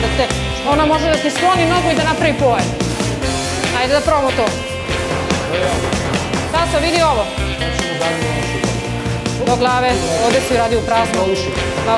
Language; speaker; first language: Serbian; native; Serbian